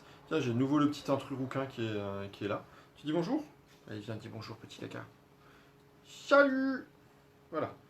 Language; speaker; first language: French; native; French